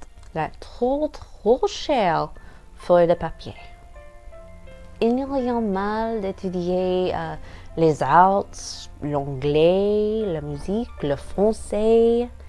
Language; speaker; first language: French; non-native, learner; English